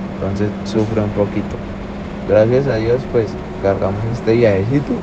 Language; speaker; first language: Spanish; native; Spanish